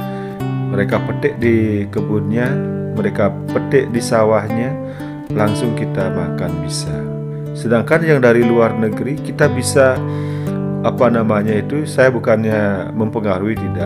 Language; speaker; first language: Indonesian; native; Indonesian